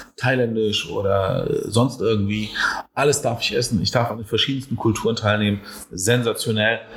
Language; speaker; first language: German; early bilingual, other home language; Turkish